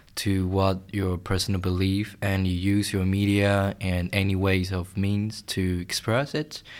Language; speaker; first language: English; non-native, fluent; Chinese